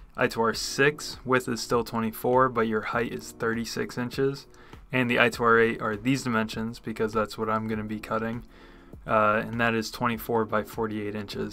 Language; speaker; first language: English; native; English